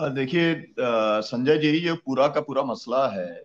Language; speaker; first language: Hindi; native; Hindi